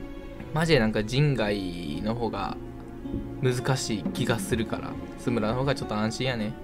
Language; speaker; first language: Japanese; native; Japanese